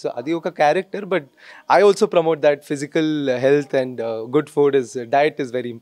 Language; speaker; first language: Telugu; non-native, local second language; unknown